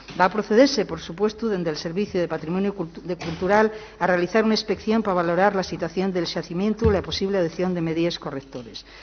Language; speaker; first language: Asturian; non-native, local second language; Spanish